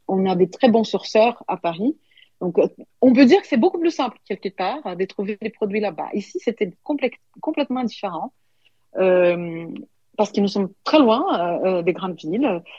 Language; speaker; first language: French; non-native, fluent; Portuguese